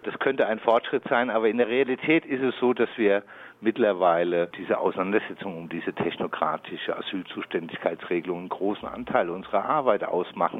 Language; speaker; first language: German; native; German